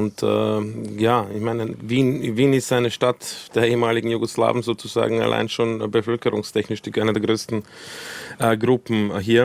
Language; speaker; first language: German; early bilingual, other home language; Croatian